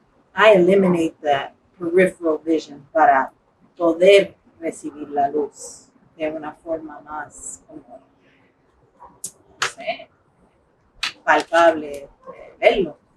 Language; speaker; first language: Spanish; early bilingual, heritage; English